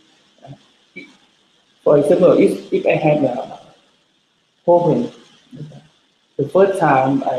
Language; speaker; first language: English; non-native, learner; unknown